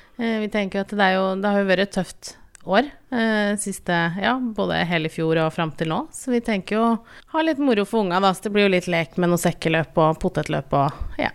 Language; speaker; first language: Norwegian; native; Norwegian